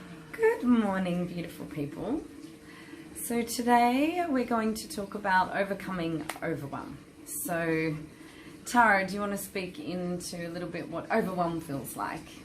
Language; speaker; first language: English; native; English